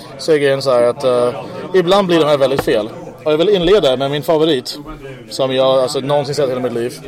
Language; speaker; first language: Swedish; early bilingual, other home language; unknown